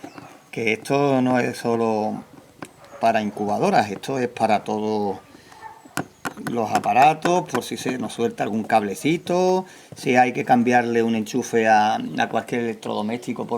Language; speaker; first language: Spanish; native; Spanish